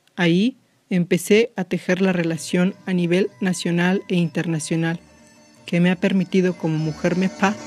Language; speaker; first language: Spanish; non-native, local second language; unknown